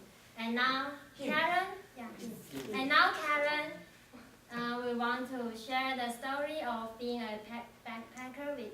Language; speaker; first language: English; non-native, learner; Chinese